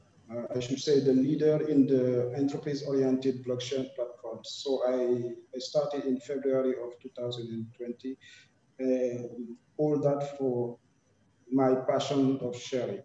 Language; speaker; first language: English; non-native, fluent; Wolof